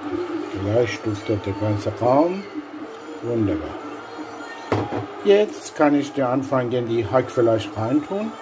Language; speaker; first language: German; non-native, learner; Persian